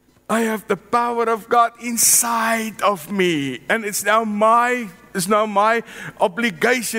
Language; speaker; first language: English; non-native, local second language; Afrikaans